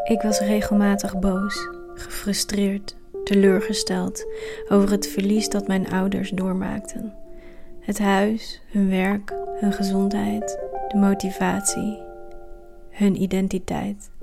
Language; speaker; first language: Dutch; early bilingual, other home language; Romanian